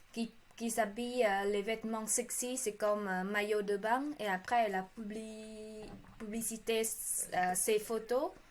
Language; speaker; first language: French; non-native, learner; Khmer